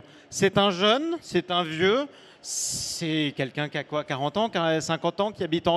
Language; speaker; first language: French; native; French